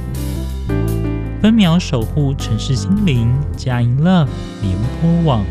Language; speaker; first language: Chinese; native; Chinese